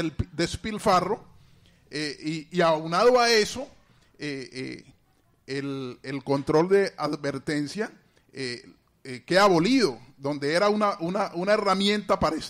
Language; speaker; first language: Spanish; native; Spanish